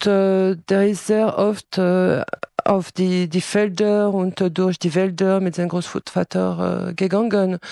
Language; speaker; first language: German; non-native, fluent; French